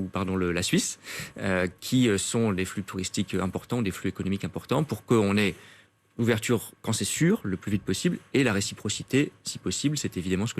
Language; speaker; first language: French; native; French